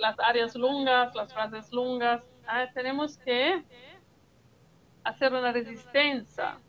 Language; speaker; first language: Spanish; non-native, learner; Italian